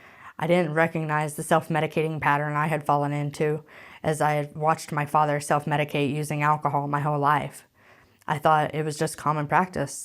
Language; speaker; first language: English; native; English